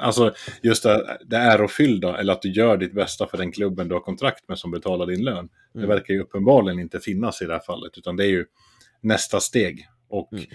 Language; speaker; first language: Swedish; native; Swedish